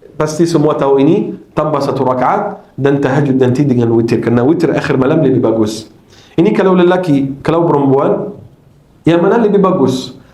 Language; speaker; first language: Malay; non-native, fluent; Arabic